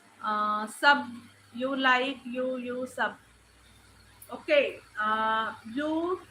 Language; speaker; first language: English; non-native, learner; Marathi